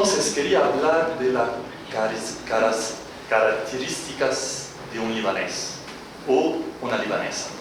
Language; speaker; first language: Spanish; non-native, fluent; Arabic